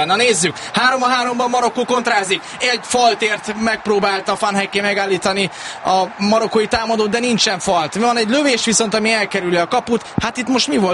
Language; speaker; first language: Hungarian; native; Hungarian